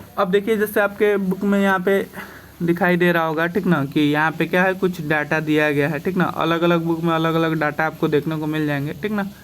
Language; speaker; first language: Hindi; native; Hindi